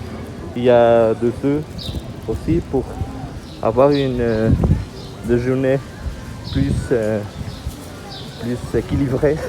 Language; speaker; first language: French; non-native, fluent; Spanish